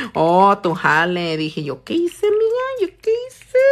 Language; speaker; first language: Spanish; early bilingual, heritage; Spanish